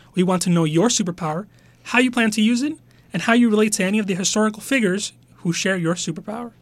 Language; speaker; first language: English; non-native, local second language; Spanish